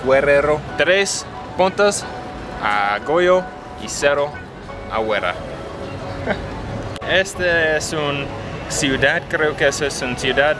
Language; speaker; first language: Spanish; non-native, learner; English